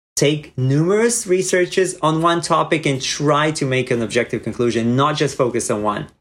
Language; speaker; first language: English; non-native, fluent; Croatian